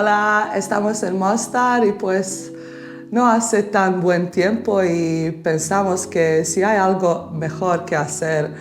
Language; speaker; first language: Spanish; early bilingual, heritage; Bosnian